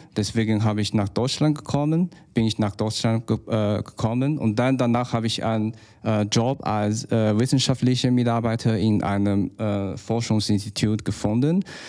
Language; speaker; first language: German; non-native, learner; Chinese